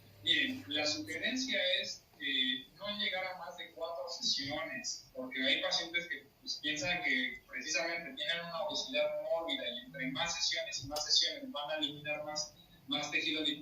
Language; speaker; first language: Spanish; native; Spanish